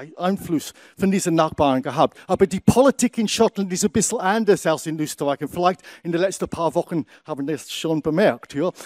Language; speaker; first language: German; non-native, fluent; English